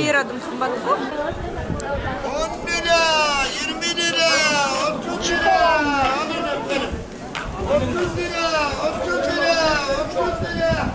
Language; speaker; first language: Turkish; native; Turkish